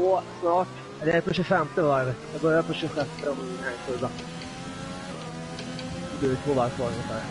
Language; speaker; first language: Swedish; native; Swedish